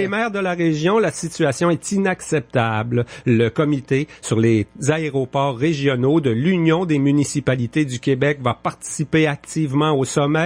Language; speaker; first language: French; native; French